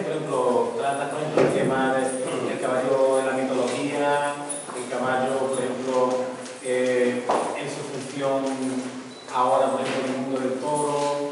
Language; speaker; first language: Spanish; native; Spanish